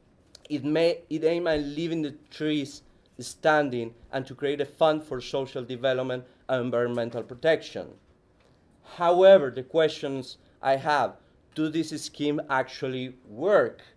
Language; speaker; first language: English; non-native, fluent; Spanish